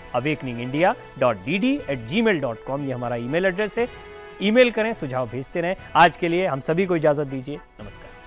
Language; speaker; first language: Hindi; native; Hindi